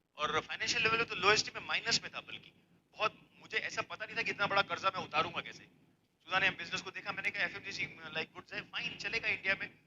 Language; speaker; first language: Hindi; native; Hindi